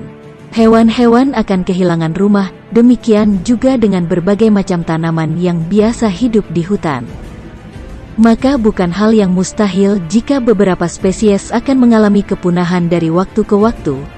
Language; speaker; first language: Indonesian; native; Indonesian